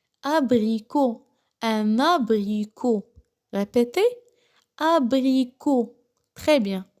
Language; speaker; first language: French; non-native, local second language; Arabic